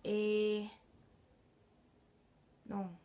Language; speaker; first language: French; non-native, learner; Indonesian